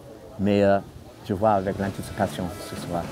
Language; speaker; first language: French; non-native, fluent; English